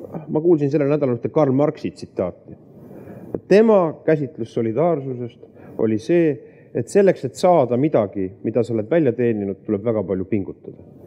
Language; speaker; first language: Estonian; native; Estonian